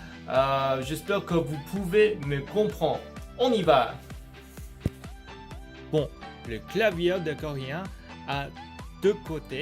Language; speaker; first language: French; non-native, learner; Korean